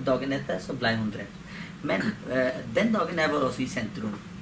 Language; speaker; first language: Norwegian; non-native, learner; Persian